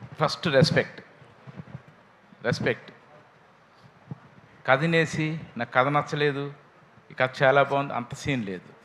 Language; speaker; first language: Telugu; native; Telugu